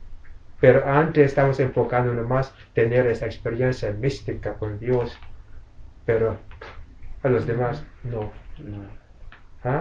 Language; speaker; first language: Spanish; non-native, fluent; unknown